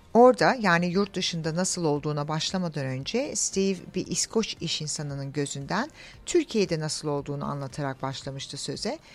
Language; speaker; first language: Turkish; early bilingual, heritage; Turkish